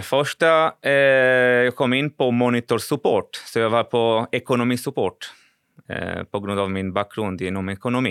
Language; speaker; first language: Swedish; non-native, fluent; Spanish